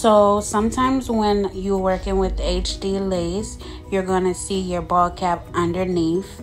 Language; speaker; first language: English; native; English